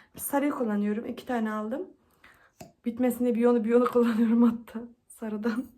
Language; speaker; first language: Turkish; native; Turkish